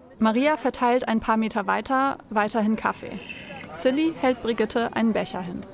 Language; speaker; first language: German; native; German